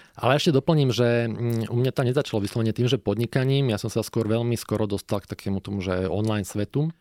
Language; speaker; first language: Slovak; native; Slovak